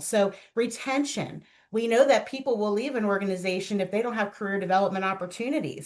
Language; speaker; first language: English; native; English